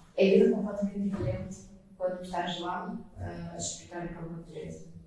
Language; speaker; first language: Portuguese; non-native, fluent; Russian